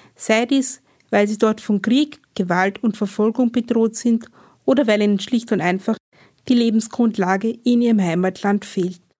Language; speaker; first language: German; native; German